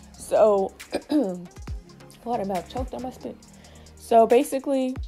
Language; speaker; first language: English; native; English